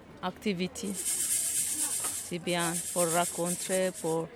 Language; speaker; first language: French; non-native, learner; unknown